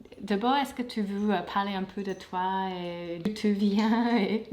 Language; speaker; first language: French; non-native, fluent; English